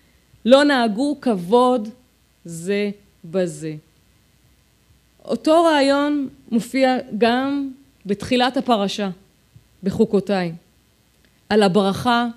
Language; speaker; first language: Hebrew; native; Hebrew